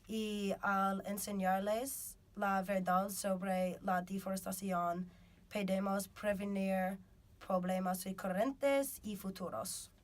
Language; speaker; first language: Spanish; non-native, fluent; English